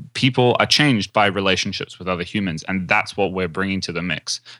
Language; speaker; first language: English; native; English